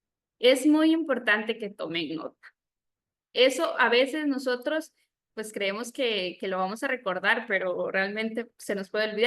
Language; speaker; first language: Spanish; native; Spanish